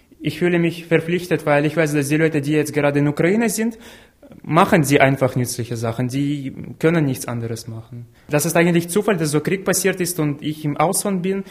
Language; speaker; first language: German; non-native, fluent; Ukrainian